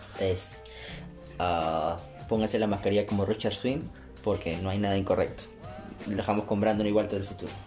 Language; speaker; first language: Spanish; native; Spanish